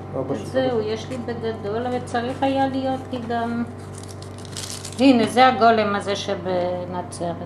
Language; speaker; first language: Hebrew; early bilingual, other home language; German